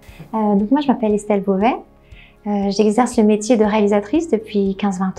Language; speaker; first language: French; native; French